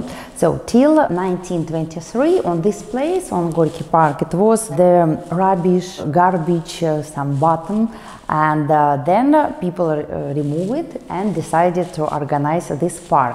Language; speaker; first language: English; non-native, fluent; Russian